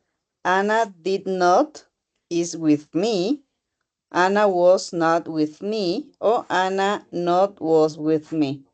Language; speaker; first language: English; non-native, learner; Spanish